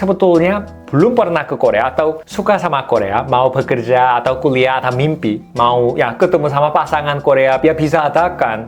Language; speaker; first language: Indonesian; non-native, fluent; Korean